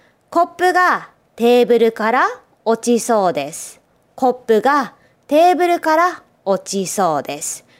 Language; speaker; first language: Japanese; native; Japanese